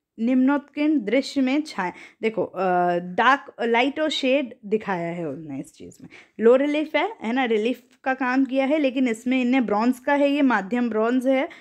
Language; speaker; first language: Hindi; native; Hindi